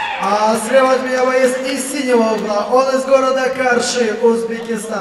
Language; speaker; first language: Russian; native; Russian